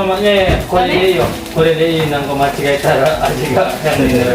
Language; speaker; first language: Japanese; non-native, learner; Indonesian